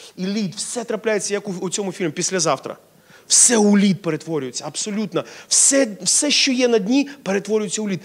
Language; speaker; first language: Ukrainian; non-native, local second language; Russian